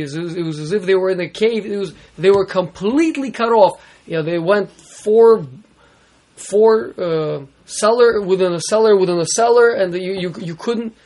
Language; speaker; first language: English; native; English